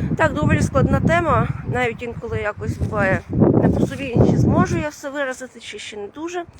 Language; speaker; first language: Ukrainian; non-native, fluent; Latvian